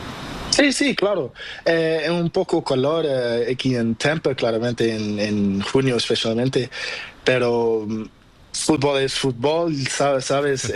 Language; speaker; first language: Spanish; non-native, learner; Portuguese